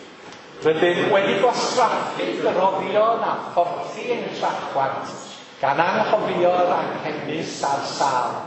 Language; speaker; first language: Welsh; native; Welsh